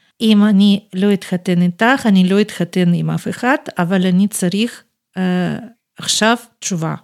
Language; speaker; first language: Hebrew; non-native, fluent; Russian